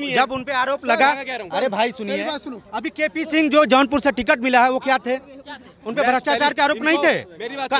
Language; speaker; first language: Hindi; native; Hindi